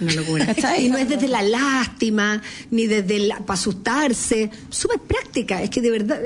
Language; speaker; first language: Spanish; native; Spanish